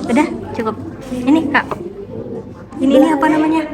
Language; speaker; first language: Indonesian; native; Indonesian